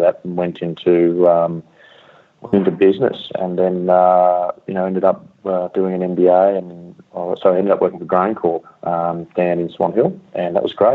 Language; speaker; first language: English; native; English